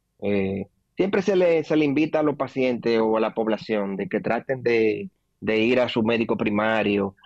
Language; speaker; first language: Spanish; native; Spanish